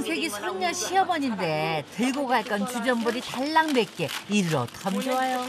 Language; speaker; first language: Korean; native; Korean